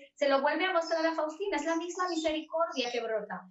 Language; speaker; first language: Spanish; native; Spanish